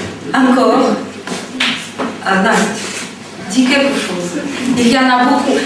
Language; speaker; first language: French; non-native, fluent; Russian